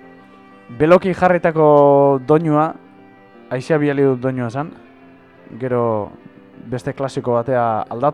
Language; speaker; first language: Basque; native; Basque